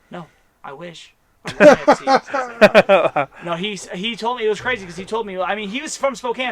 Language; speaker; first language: English; native; English